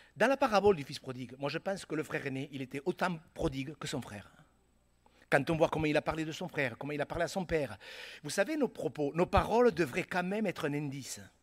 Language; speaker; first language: French; native; French